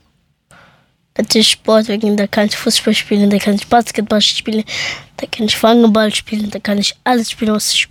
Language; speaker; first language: German; early bilingual, other home language; Persian